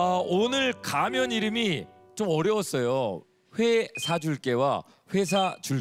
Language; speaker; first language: Korean; native; Korean